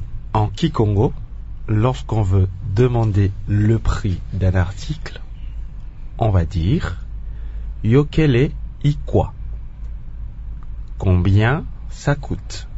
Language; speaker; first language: French; non-native, local second language; Kongo